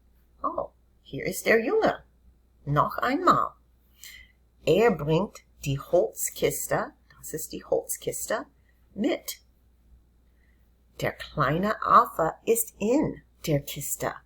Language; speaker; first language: German; non-native, fluent; English